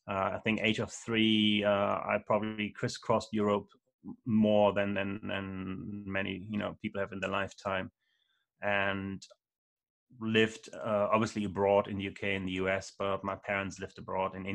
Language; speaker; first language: English; non-native, fluent; German